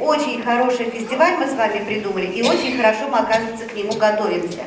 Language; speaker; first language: Russian; native; Russian